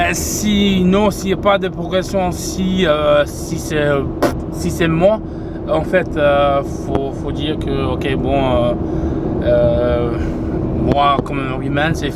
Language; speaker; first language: French; non-native, fluent; English